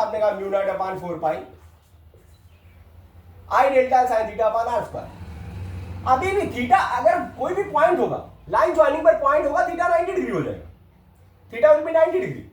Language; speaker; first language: Hindi; native; Hindi